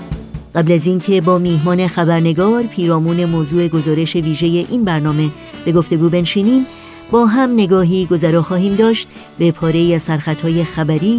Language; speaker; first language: Persian; native; Persian